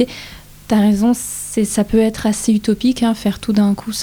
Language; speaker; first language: French; native; French